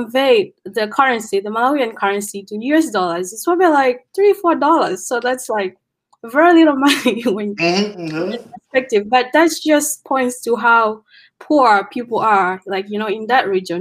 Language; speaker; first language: English; non-native, local second language; Nyanja